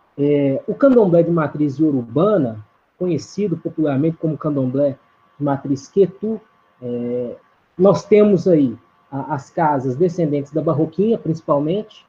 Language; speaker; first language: Portuguese; native; Portuguese